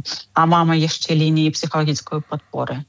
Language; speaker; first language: Czech; non-native, fluent; Ukrainian